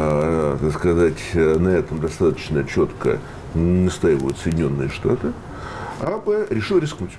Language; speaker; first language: Russian; native; Russian